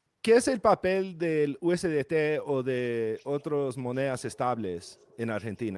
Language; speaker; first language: Spanish; non-native, fluent; English